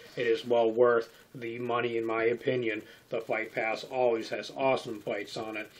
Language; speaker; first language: English; native; English